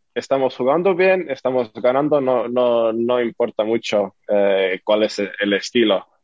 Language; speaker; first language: Spanish; non-native, fluent; Estonian